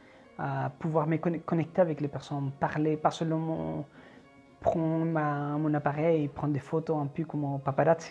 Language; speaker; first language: French; non-native, fluent; Spanish